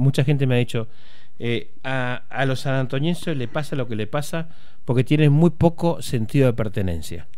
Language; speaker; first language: Spanish; native; Spanish